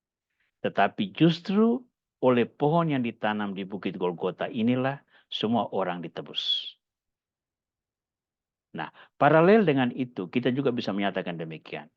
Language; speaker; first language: Indonesian; native; Indonesian